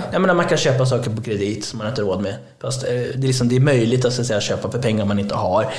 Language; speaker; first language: Swedish; early bilingual, other home language; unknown